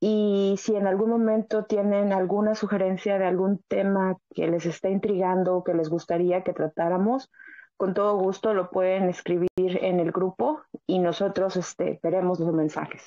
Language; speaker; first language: Spanish; native; Spanish